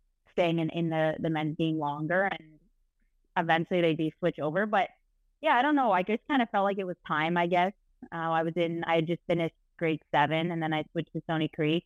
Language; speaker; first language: English; native; English